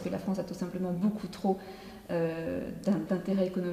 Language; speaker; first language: French; native; French